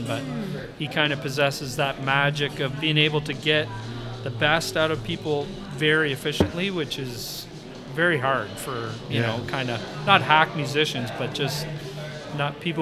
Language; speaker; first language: English; native; English